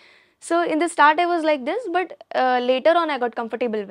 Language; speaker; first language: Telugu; non-native, learner; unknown